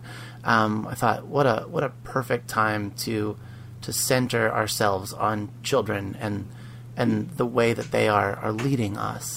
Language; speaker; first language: English; native; English